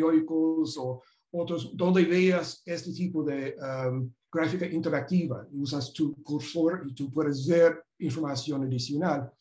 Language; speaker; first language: Spanish; non-native, fluent; English